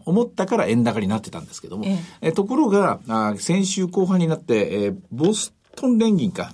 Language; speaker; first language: Japanese; native; Japanese